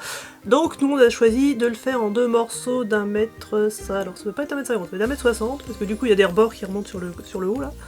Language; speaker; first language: French; native; French